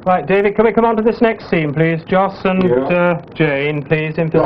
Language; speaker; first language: English; native; English